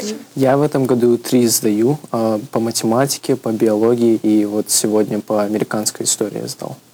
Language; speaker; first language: Russian; early bilingual, heritage; Russian